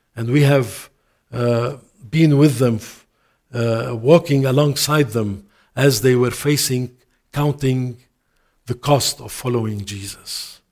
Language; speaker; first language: English; non-native, fluent; Arabic